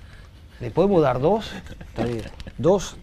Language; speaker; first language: Spanish; native; Spanish